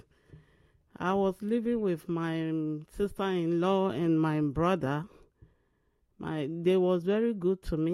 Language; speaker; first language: English; non-native, local second language; Akan